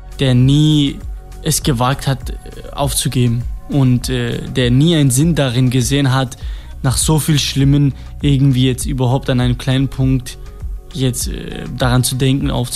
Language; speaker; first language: German; non-native, fluent; Kurdish